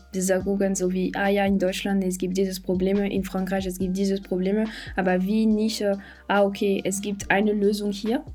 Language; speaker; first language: German; non-native, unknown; French